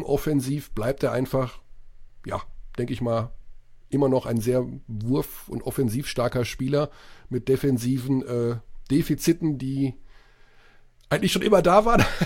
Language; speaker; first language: German; native; German